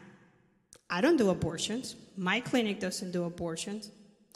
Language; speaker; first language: English; non-native, fluent; Spanish